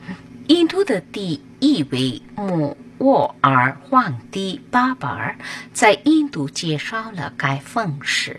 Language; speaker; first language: Chinese; non-native, fluent; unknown